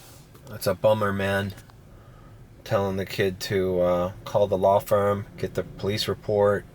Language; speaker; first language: English; early bilingual, other home language; Spanish